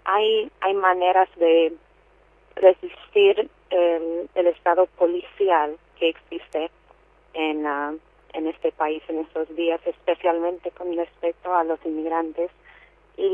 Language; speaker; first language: Spanish; non-native, fluent; English